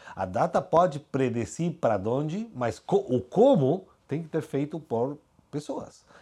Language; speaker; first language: Portuguese; non-native, fluent; Spanish